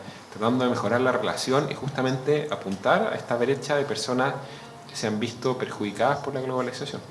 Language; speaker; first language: Spanish; native; Spanish